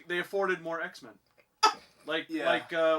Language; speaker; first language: English; native; English